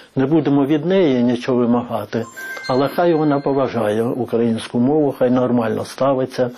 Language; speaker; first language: Ukrainian; native; Ukrainian